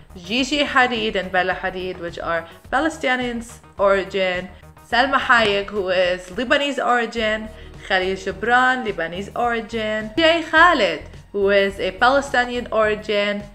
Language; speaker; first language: English; non-native, fluent; Arabic